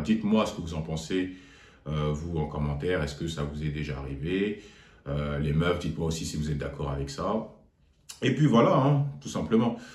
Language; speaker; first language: French; native; French